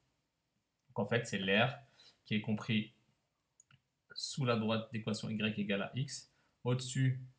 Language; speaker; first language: French; native; French